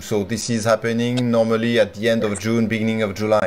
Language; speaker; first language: English; non-native, fluent; French